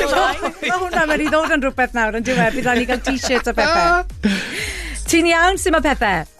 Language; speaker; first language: Welsh; native; Welsh